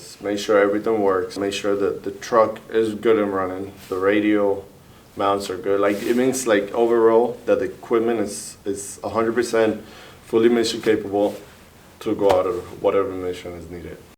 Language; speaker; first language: English; early bilingual, other home language; Spanish